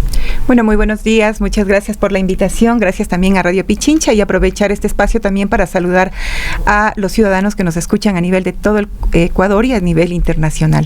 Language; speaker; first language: Spanish; native; Spanish